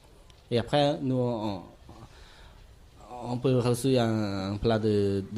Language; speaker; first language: French; non-native, learner; Khmer